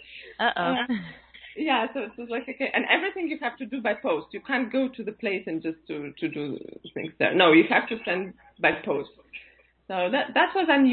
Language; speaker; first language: English; non-native, fluent; Russian